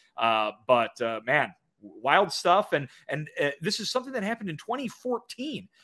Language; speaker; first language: English; native; English